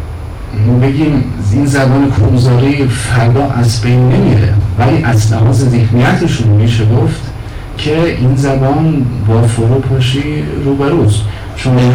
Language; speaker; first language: Persian; non-native, fluent; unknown